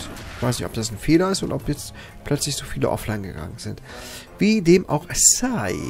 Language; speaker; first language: German; native; German